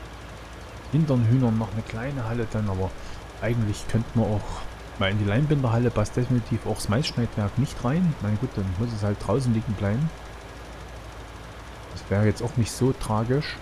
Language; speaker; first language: German; native; German